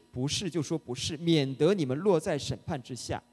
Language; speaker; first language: Chinese; native; Chinese